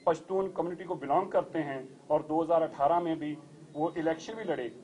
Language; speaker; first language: Hindi; non-native, local second language; Punjabi